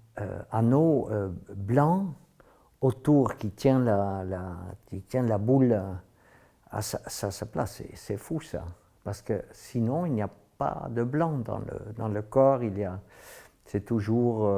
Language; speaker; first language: French; non-native, fluent; Dutch